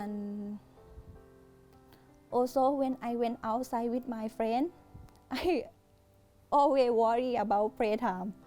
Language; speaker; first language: English; non-native, learner; Thai